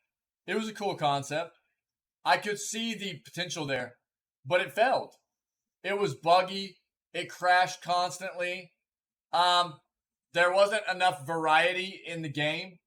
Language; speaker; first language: English; native; English